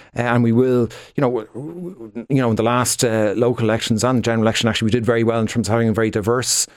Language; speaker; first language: English; native; English